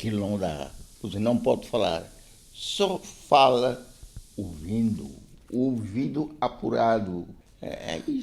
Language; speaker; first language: Portuguese; non-native, local second language; Konkani